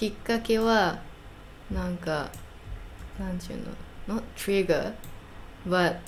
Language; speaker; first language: Japanese; non-native, fluent; English